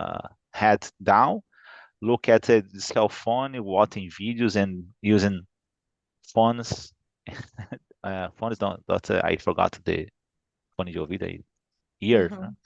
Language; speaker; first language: English; non-native, fluent; Portuguese